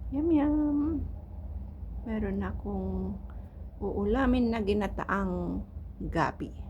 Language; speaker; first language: Filipino; non-native, local second language; Iloko